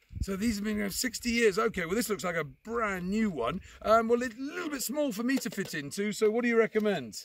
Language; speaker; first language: English; native; English